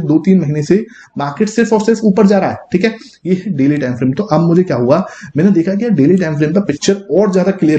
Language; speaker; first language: Hindi; native; Hindi